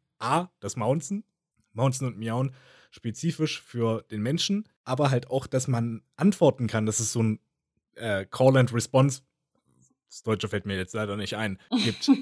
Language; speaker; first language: German; native; German